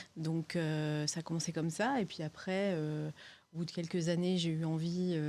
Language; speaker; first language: French; early bilingual, other home language; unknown